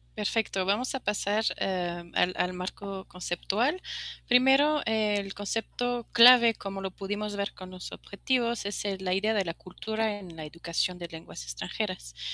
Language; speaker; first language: Spanish; non-native, fluent; French